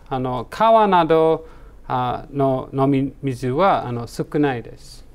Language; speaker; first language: Japanese; non-native, learner; English